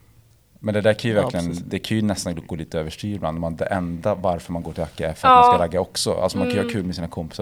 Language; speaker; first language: Swedish; native; Swedish